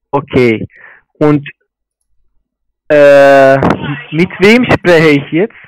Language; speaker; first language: German; non-native, learner; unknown